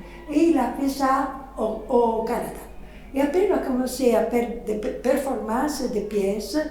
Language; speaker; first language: French; non-native, fluent; Italian